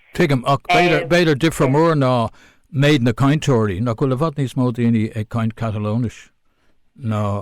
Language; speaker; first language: Irish; non-native, local second language; English